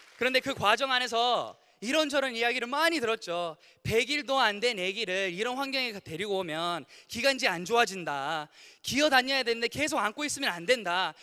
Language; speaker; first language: Korean; early bilingual, heritage; Korean